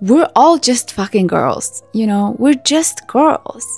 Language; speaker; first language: English; non-native, fluent; Mongolian